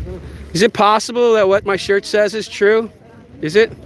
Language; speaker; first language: English; native; English